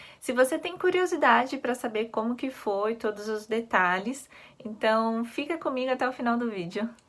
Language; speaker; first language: Portuguese; native; Portuguese